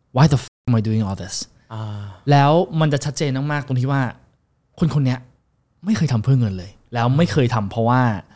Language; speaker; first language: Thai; non-native, fluent; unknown